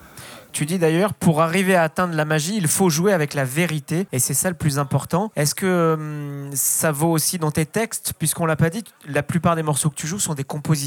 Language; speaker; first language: French; native; French